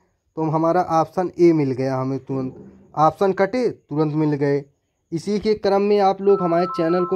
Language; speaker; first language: Hindi; native; Hindi